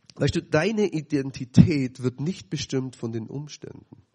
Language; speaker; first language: German; native; German